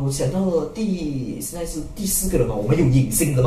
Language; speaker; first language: Chinese; native; Chinese